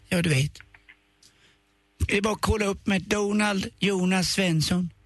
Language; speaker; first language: Swedish; native; Swedish